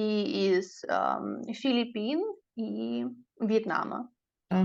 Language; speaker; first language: Russian; non-native, fluent; Czech